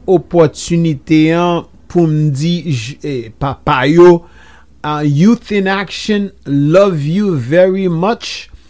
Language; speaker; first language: English; non-native, fluent; Haitian Creole